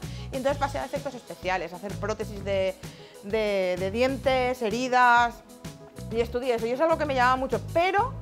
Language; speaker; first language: Spanish; native; Spanish